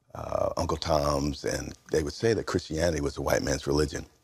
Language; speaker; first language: English; native; English